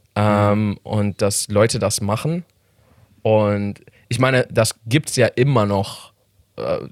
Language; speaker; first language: German; non-native, fluent; Persian